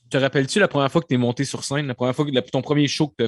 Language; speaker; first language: French; native; French